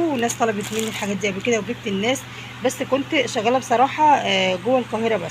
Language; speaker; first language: Arabic; native; Arabic